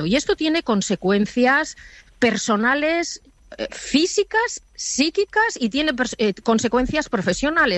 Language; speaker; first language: Spanish; native; Spanish